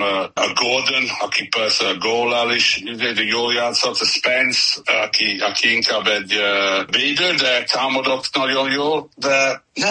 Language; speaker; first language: Hungarian; non-native, fluent; English